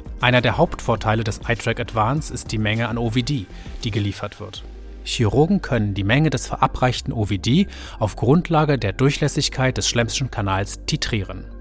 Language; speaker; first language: German; native; German